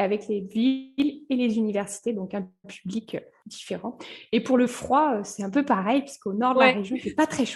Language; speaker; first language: French; native; French